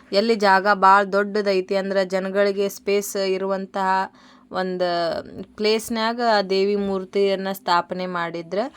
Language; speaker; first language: Kannada; native; Kannada